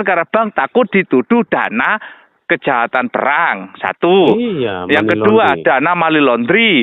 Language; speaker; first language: Indonesian; non-native, local second language; Javanese